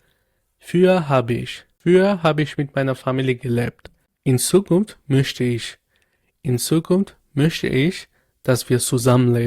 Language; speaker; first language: German; non-native, learner; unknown